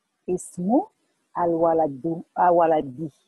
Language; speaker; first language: Arabic; non-native, learner; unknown